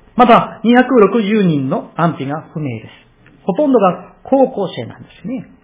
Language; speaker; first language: Japanese; non-native, fluent; Korean